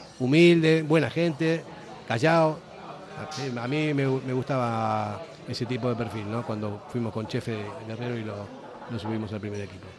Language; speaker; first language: Spanish; native; Spanish